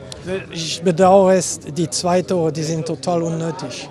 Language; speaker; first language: German; non-native, fluent; French